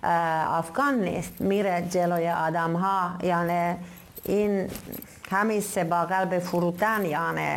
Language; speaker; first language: Persian; non-native, fluent; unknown